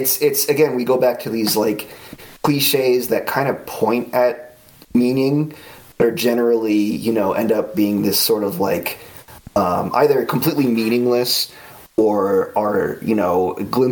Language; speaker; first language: English; native; English